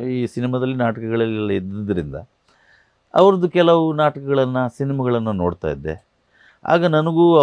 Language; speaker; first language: Kannada; non-native, local second language; Tulu